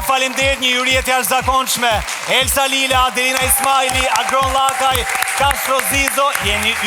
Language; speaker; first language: Albanian; native; Albanian